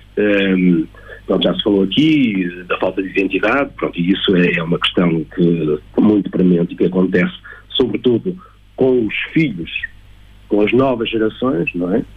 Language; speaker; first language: Portuguese; native; Portuguese